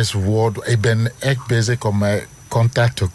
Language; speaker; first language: Dutch; non-native, fluent; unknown